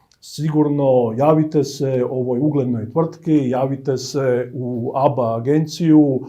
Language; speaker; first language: Bosnian; native; Bosnian